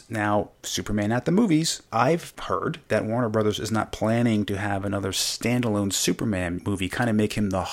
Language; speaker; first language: English; native; English